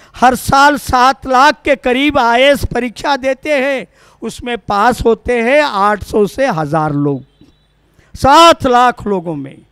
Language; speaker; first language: Hindi; non-native, local second language; Kannada